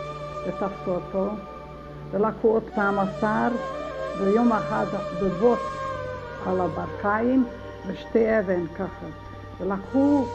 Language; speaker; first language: Hebrew; non-native, learner; Hungarian